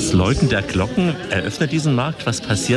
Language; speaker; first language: German; native; German